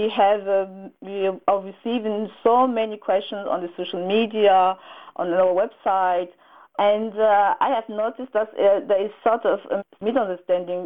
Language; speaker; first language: English; non-native, local second language; French